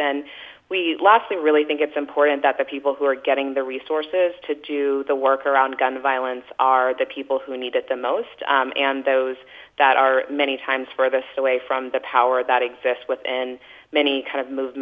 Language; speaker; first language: English; native; English